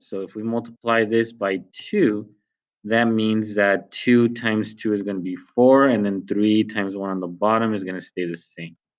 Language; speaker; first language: English; native; English